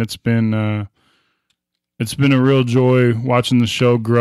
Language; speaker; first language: English; native; English